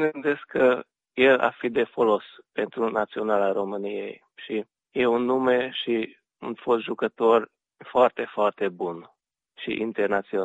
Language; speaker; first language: Romanian; non-native, learner; Hungarian